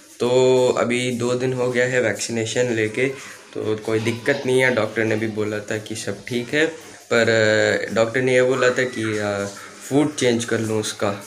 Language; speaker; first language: Hindi; non-native, local second language; Tamil